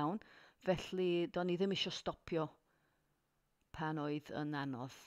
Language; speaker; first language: Welsh; non-native, learner; English